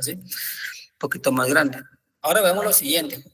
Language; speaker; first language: Spanish; native; Spanish